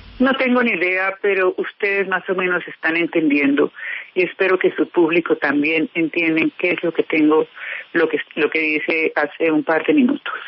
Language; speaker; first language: Spanish; native; Spanish